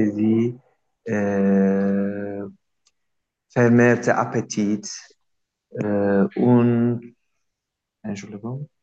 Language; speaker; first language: German; non-native, learner; Turkish